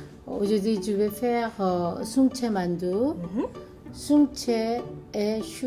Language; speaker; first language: French; non-native, learner; Korean